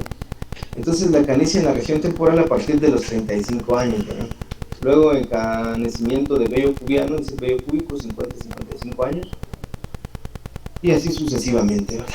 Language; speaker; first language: Spanish; native; Spanish